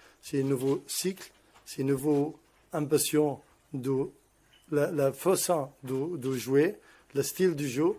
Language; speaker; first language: French; non-native, learner; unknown